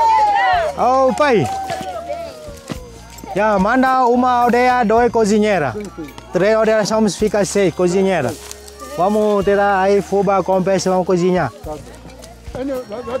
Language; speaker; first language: Portuguese; non-native, learner; Vietnamese